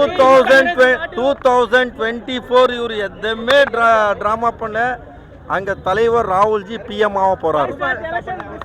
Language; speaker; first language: Tamil; non-native, local second language; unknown